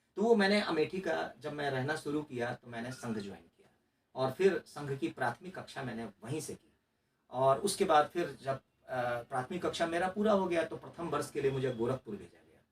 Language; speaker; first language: Hindi; non-native, local second language; Maithili